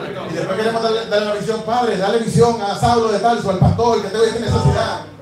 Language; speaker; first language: Spanish; native; Spanish